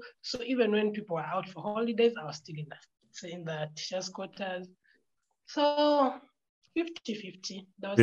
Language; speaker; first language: English; non-native, local second language; Ganda